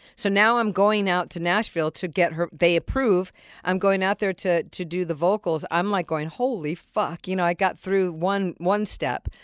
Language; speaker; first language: English; native; English